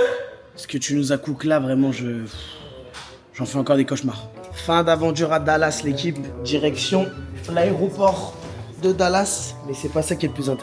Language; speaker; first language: French; native; French